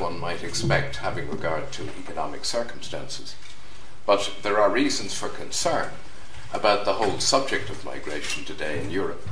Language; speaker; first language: English; native; English